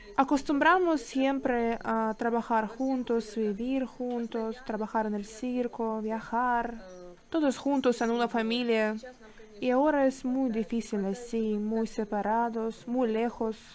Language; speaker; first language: Spanish; non-native, fluent; Ukrainian